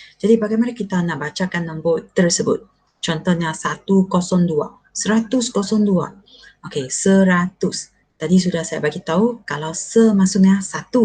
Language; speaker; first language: Malay; non-native, local second language; Chinese